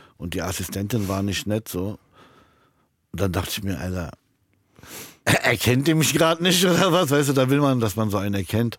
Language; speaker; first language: German; early bilingual, other home language; Arabic